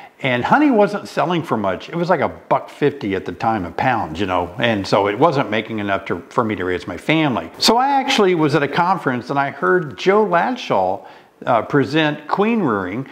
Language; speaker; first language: English; native; English